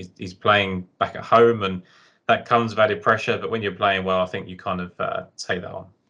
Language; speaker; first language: English; native; English